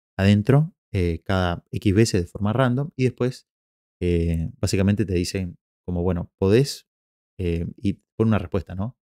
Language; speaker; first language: Spanish; native; Spanish